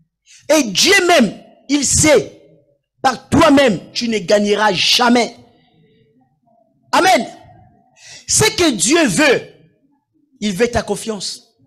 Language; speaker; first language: French; non-native, local second language; Lingala